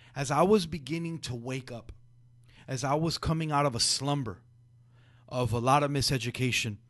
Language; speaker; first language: English; early bilingual, other home language; Spanish